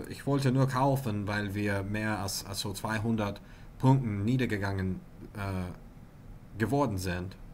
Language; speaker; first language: German; non-native, learner; English